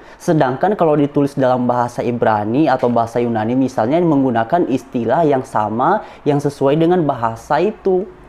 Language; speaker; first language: Indonesian; non-native, local second language; Nias